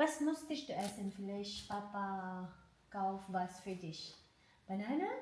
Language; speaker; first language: German; non-native, learner; Filipino